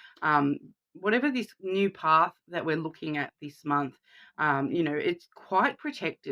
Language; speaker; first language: English; native; English